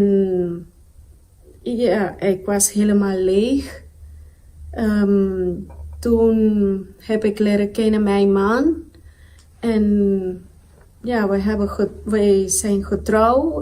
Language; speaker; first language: Dutch; non-native, local second language; Papiamento